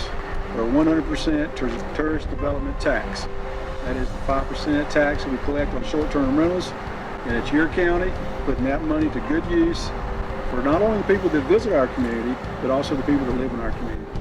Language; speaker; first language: English; native; English